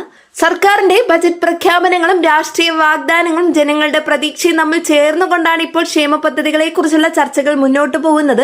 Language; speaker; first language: Malayalam; native; Malayalam